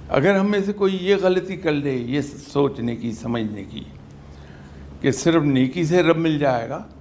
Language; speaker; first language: Urdu; native; Urdu